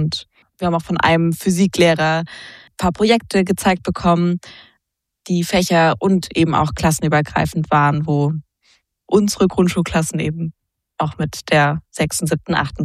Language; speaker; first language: German; native; German